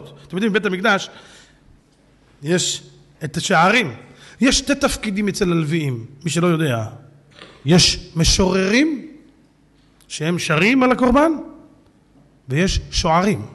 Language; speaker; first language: Hebrew; native; Hebrew